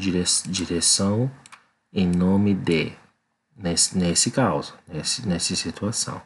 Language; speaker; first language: Portuguese; non-native, learner; English